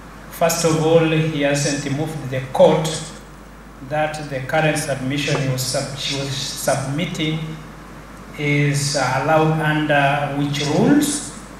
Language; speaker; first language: English; non-native, local second language; Swahili